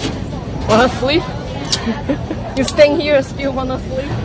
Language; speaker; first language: English; non-native, learner; Chinese